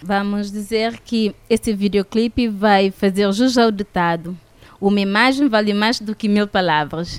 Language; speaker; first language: Portuguese; non-native, local second language; Kabuverdianu